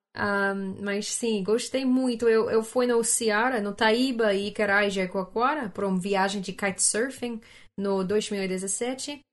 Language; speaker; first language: Portuguese; non-native, learner; English